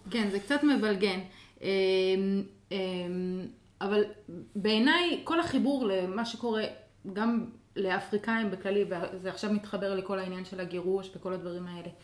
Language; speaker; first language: Hebrew; non-native, local second language; Arabic